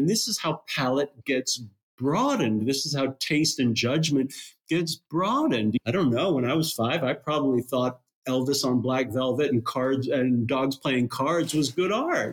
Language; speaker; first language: English; native; English